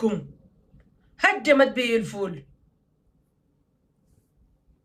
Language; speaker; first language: Arabic; native; Arabic